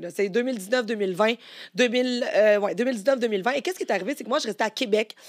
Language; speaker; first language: French; native; French